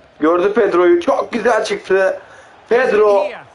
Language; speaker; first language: Turkish; native; Turkish